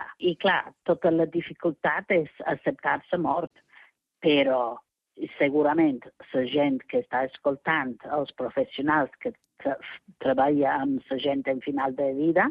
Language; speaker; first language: Catalan; non-native, fluent; English